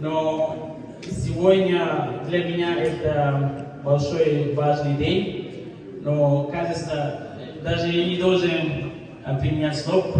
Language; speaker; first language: Russian; non-native, learner; Wolof